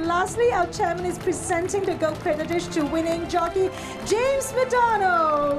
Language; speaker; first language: English; non-native, local second language; Cantonese